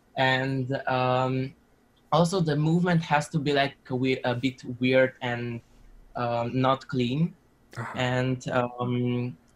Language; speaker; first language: English; non-native, learner; Slovenian